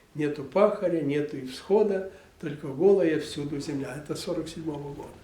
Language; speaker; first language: Russian; non-native, local second language; Ukrainian